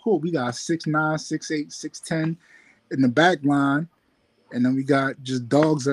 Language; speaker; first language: English; native; English